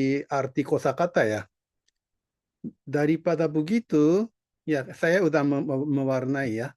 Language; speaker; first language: Indonesian; non-native, fluent; Japanese